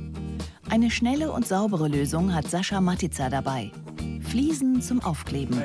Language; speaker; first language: German; native; German